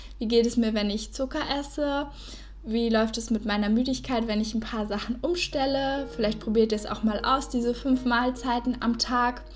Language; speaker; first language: German; native; German